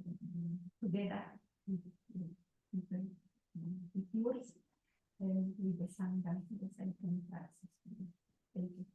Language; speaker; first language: English; non-native, learner; Polish